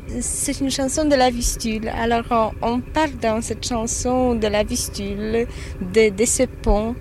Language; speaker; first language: French; non-native, learner; Polish